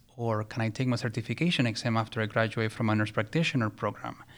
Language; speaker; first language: English; early bilingual, other home language; Spanish